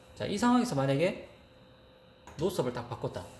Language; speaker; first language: Korean; native; Korean